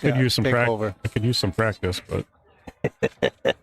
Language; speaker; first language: English; native; English